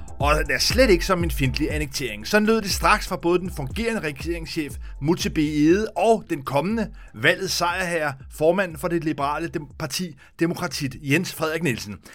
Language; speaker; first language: Danish; native; Danish